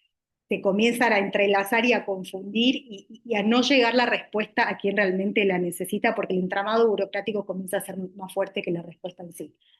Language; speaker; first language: Spanish; native; Spanish